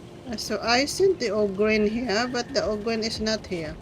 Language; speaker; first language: English; non-native, learner; Filipino